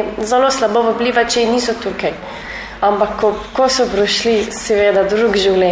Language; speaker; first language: Slovenian; non-native, learner; Arabic